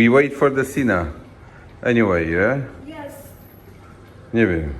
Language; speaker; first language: English; non-native, learner; Polish